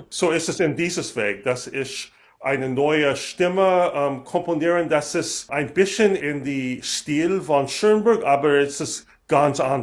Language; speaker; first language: German; non-native, learner; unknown